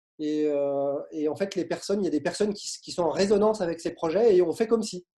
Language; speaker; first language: French; native; French